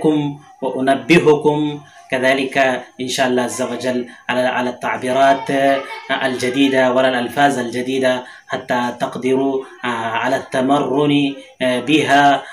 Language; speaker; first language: Arabic; non-native, fluent; Urdu